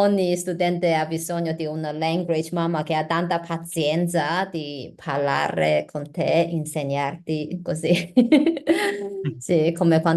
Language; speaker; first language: Italian; non-native, learner; Chinese